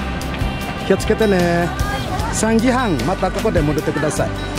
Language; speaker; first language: Japanese; non-native, fluent; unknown